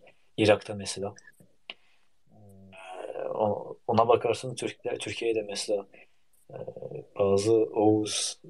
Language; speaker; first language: Turkish; early bilingual, heritage; Turkish